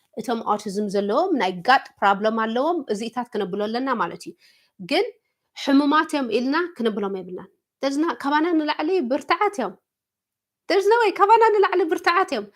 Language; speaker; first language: Tigrinya; early bilingual, heritage; Tigrinya